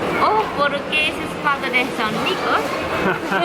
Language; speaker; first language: Spanish; non-native, fluent; Japanese